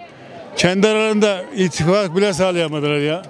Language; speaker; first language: Turkish; native; Turkish